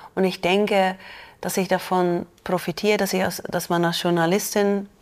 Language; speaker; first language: German; non-native, fluent; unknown